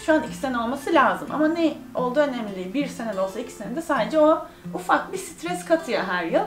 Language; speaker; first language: Turkish; native; Turkish